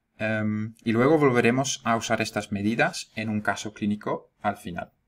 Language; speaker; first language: Spanish; non-native, fluent; Dutch